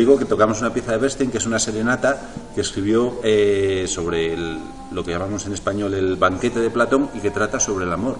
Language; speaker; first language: Spanish; native; Spanish